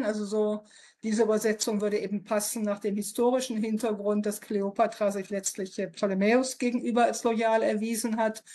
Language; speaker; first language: German; native; German